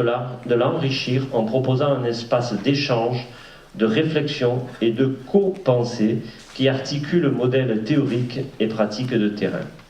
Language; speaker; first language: French; native; French